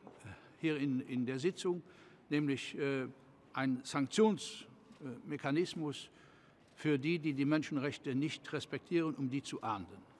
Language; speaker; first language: German; non-native, local second language; Luxembourgish